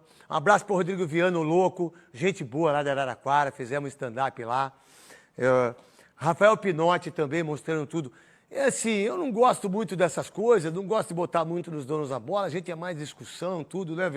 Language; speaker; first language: Portuguese; native; Portuguese